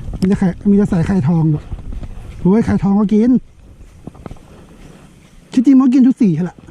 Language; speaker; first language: Thai; non-native, local second language; Northeastern Thai